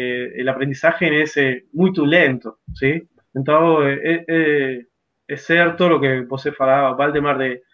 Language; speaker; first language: Portuguese; non-native, learner; Spanish